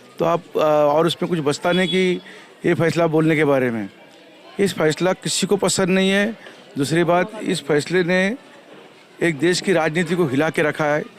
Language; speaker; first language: Hindi; non-native, local second language; Marathi